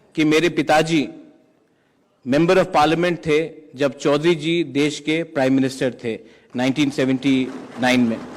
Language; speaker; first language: Hindi; non-native, local second language; Kok Borok